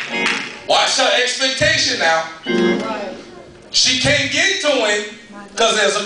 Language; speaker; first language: English; native; English